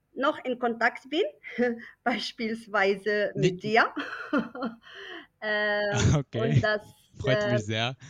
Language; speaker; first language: German; native; German